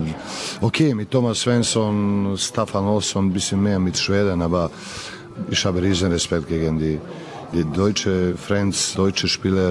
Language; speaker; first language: German; non-native, learner; Serbian